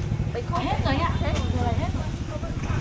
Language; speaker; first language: Vietnamese; native; Vietnamese